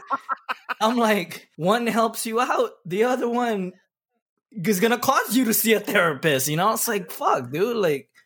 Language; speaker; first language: English; early bilingual, other home language; Pampanga